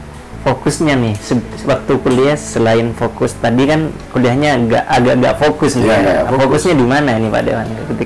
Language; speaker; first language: Indonesian; non-native, local second language; Madurese